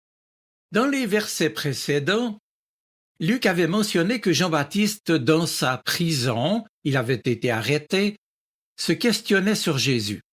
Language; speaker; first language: French; native; French